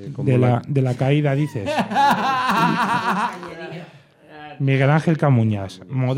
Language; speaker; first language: Spanish; native; Spanish